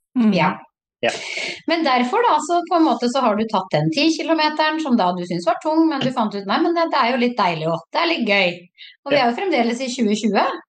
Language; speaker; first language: Norwegian; native; Norwegian